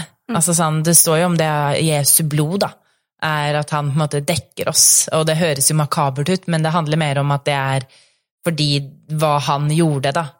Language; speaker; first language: Norwegian; native; Norwegian